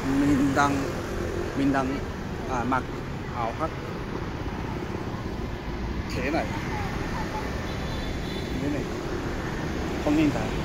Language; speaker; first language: Vietnamese; non-native, learner; Japanese